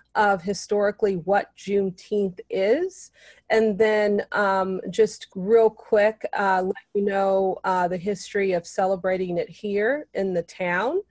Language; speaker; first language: English; native; English